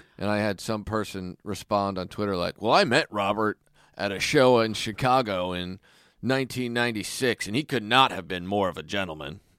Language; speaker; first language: English; native; English